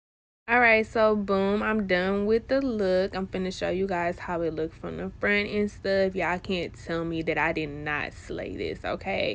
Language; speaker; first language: English; native; English